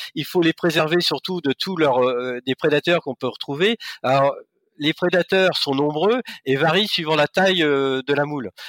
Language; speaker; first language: French; native; French